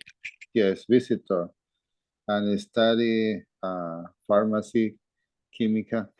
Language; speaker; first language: English; non-native, learner; Spanish